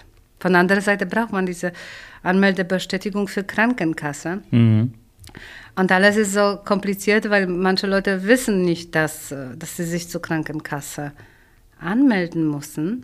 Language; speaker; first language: German; non-native, fluent; Polish